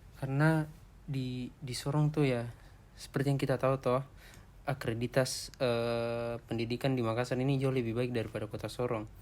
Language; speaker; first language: Indonesian; native; Indonesian